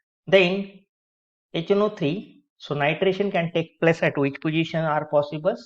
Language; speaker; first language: English; non-native, local second language; Marathi